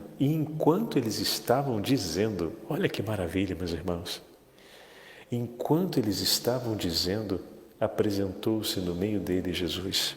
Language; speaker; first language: Portuguese; native; Portuguese